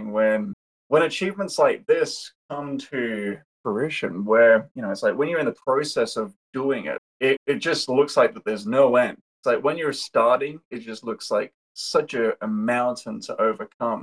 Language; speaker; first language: English; native; English